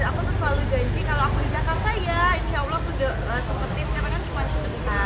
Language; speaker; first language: Indonesian; native; Indonesian